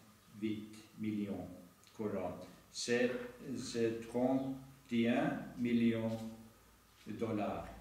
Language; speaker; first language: French; non-native, fluent; Norwegian